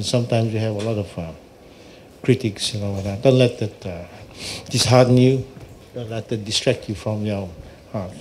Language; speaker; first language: English; non-native, local second language; Fijian